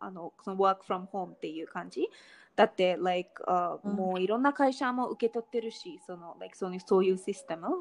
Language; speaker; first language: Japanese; non-native, fluent; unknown